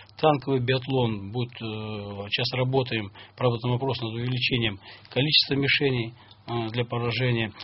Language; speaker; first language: Russian; native; Russian